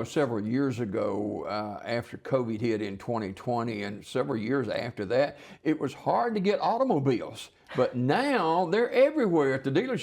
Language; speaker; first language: English; native; English